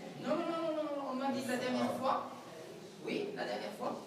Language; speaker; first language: French; non-native, local second language; Arabic